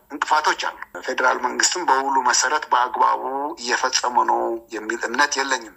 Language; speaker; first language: Amharic; non-native, local second language; Tigrinya